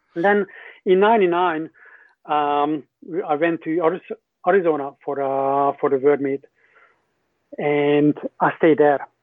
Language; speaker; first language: English; non-native, fluent; Hungarian